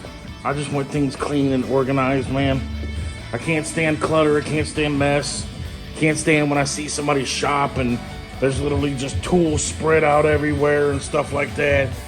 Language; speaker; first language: English; native; English